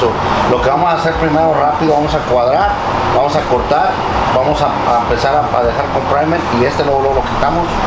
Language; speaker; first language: Spanish; native; Spanish